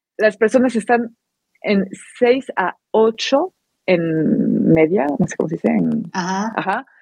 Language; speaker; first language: Spanish; non-native, fluent; French